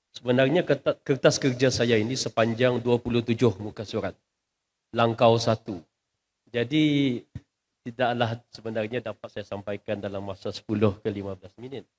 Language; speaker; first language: Malay; native; Malay